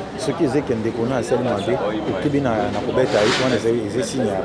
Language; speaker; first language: Lingala; native; Lingala